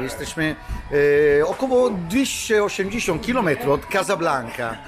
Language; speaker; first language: Polish; non-native, fluent; Italian